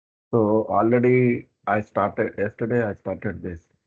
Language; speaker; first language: English; non-native, learner; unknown